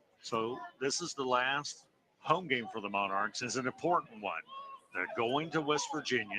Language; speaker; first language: English; native; English